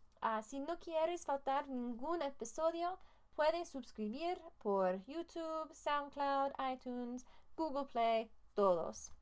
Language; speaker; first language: Spanish; non-native, learner; English